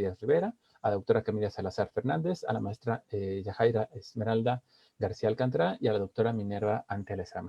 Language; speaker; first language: Spanish; native; Spanish